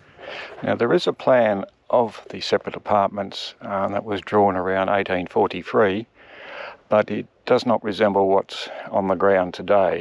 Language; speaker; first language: English; native; English